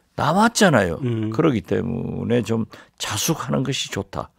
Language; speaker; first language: Korean; native; Korean